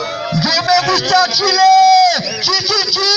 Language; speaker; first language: Spanish; non-native, learner; Haitian Creole